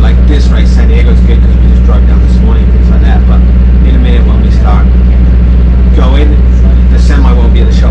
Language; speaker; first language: English; native; English